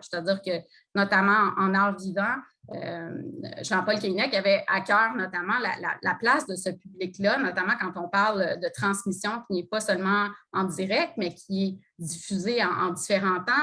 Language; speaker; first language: French; native; French